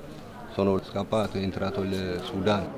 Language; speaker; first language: Italian; non-native, learner; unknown